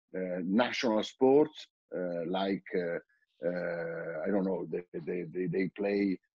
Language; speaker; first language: English; non-native, fluent; Italian